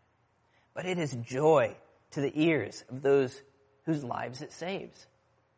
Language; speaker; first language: English; native; English